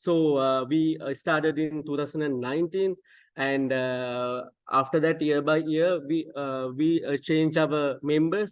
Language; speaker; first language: English; non-native, local second language; Sinhala